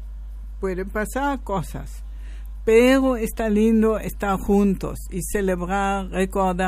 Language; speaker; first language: Spanish; non-native, fluent; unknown